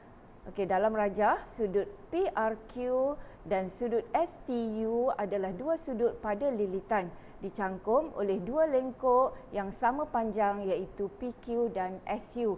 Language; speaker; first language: Malay; native; Malay